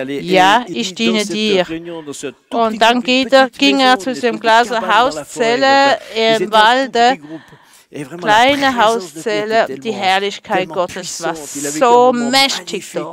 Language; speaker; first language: German; non-native, fluent; French